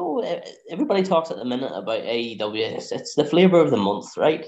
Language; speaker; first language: English; native; English